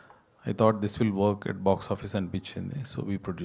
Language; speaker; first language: Telugu; native; Telugu